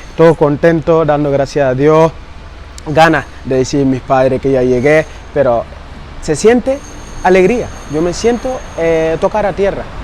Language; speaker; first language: Spanish; non-native, fluent; Wolof